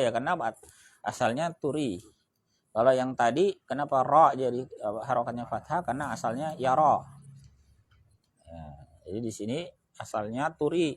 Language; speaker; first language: Indonesian; native; Indonesian